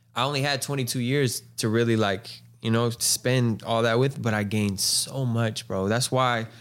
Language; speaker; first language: English; native; English